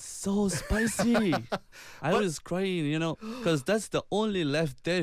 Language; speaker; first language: English; non-native, learner; Arabic